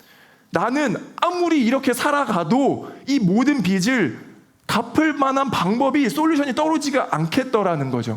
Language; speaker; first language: Korean; native; Korean